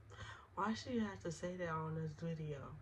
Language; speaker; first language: English; native; English